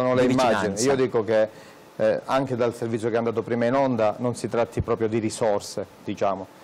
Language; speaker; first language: Italian; native; Italian